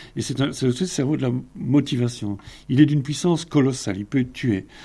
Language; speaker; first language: French; native; French